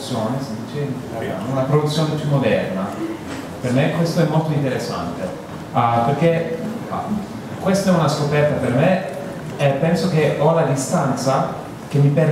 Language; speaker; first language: Italian; non-native, learner; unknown